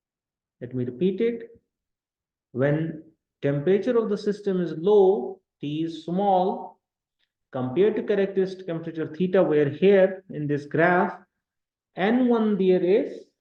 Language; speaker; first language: English; non-native, local second language; Kashmiri